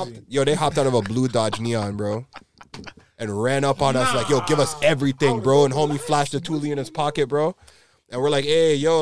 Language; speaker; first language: English; native; English